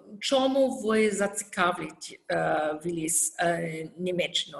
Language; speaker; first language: Ukrainian; non-native, learner; German